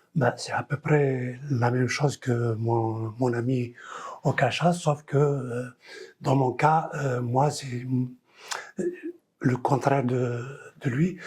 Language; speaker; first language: French; non-native, local second language; Kabyle